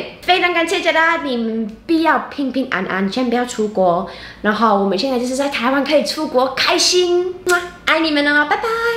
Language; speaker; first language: Chinese; non-native, fluent; English